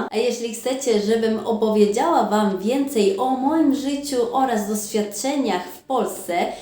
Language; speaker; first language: Polish; non-native, fluent; Spanish